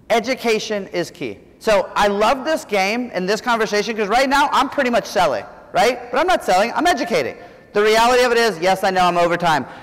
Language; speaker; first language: English; native; English